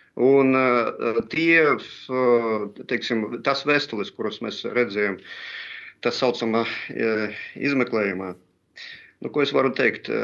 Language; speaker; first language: Latvian; non-native, local second language; Russian